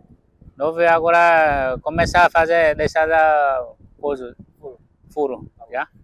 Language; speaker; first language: Portuguese; non-native, local second language; Vietnamese